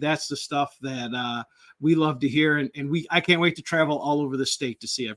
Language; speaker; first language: English; native; English